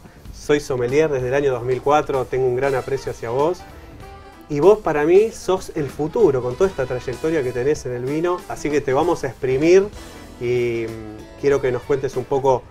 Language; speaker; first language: Spanish; native; Spanish